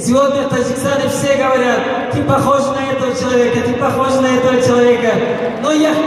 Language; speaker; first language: Russian; non-native, local second language; Tajik